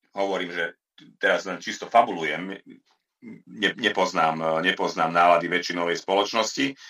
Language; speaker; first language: Slovak; non-native, local second language; Hungarian